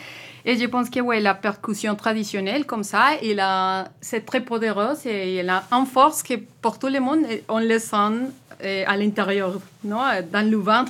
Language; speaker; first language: French; non-native, learner; Spanish